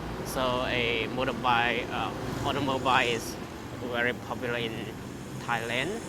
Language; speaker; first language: English; non-native, fluent; Chinese